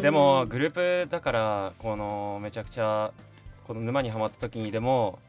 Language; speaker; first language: Japanese; native; Japanese